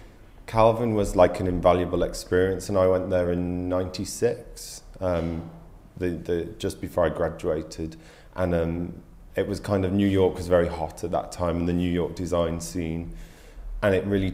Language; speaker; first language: English; native; English